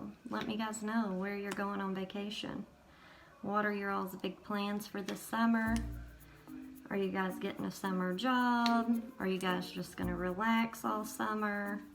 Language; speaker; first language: English; native; English